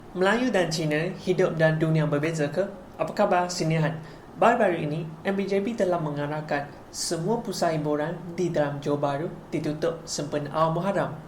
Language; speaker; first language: Malay; non-native, local second language; Chinese